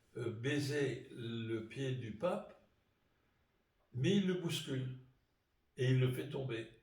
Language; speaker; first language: French; native; French